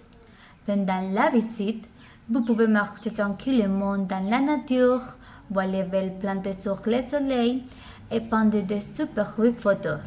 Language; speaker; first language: French; non-native, learner; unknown